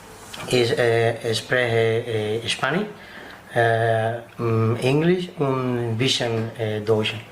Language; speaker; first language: German; non-native, learner; Spanish